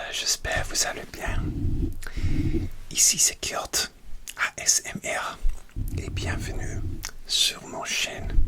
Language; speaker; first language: French; non-native, learner; English